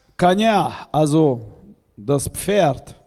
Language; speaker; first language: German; early bilingual, heritage; German